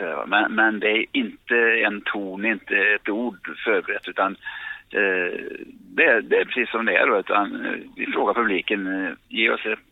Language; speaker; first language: Swedish; native; Swedish